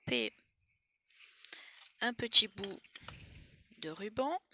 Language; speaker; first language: French; native; French